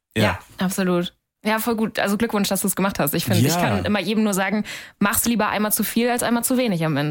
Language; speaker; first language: German; native; German